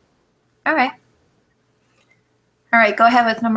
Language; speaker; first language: English; native; English